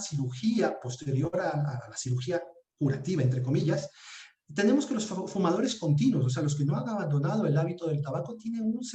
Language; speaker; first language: Spanish; native; Spanish